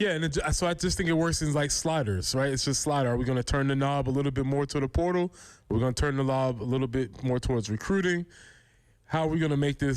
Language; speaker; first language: English; native; English